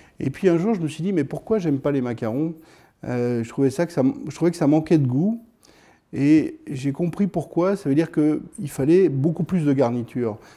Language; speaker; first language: French; native; French